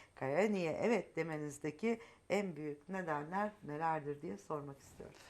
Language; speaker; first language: Turkish; native; Turkish